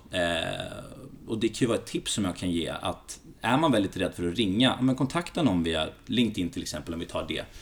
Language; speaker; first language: Swedish; early bilingual, other home language; Greek